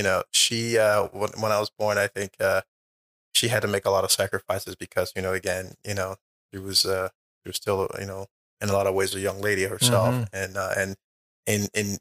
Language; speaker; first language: English; native; English